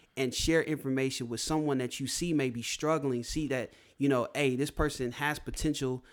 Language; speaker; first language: English; native; English